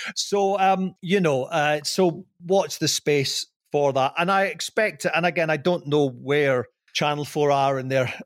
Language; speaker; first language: English; native; English